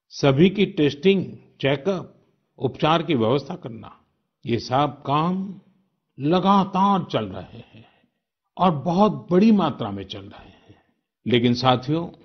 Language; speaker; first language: Hindi; non-native, local second language; Gujarati